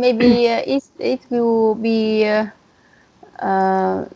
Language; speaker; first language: English; non-native, learner; Vietnamese